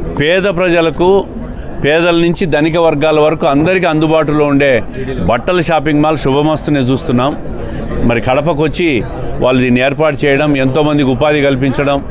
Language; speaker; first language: Telugu; native; Telugu